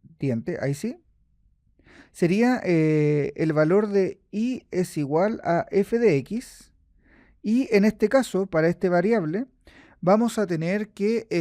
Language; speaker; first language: Spanish; native; Spanish